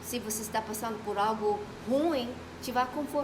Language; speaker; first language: Portuguese; non-native, fluent; Spanish